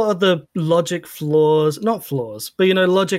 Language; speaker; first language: English; native; English